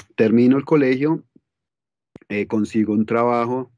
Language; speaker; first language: Spanish; native; Spanish